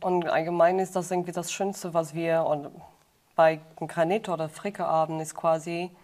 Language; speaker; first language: German; non-native, fluent; Portuguese